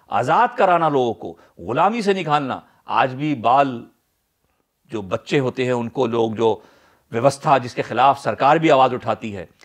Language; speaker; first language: Urdu; native; Urdu